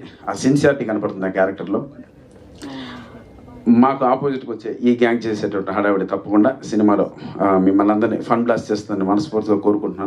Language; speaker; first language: Telugu; native; Telugu